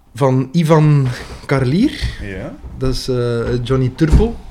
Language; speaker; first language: Dutch; native; Dutch